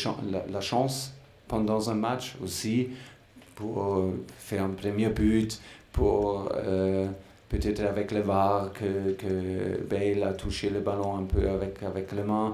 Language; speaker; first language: French; non-native, fluent; German